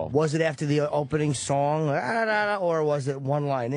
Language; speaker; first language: English; native; English